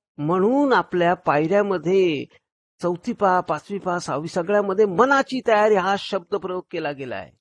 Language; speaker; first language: Marathi; early bilingual, heritage; Marathi